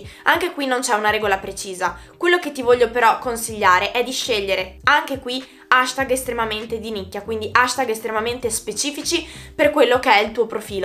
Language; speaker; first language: Italian; native; Italian